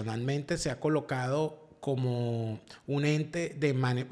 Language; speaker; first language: Spanish; native; Spanish